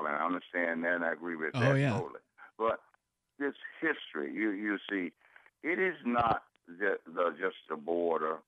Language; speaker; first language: English; native; English